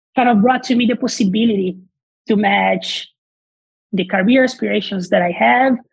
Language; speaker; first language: English; non-native, fluent; Portuguese